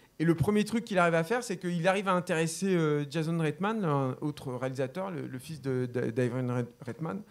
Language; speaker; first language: French; native; French